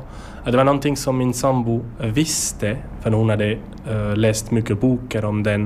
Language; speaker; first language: Swedish; non-native, learner; French